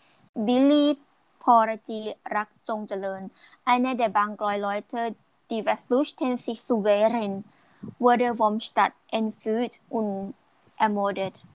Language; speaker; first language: German; non-native, learner; Thai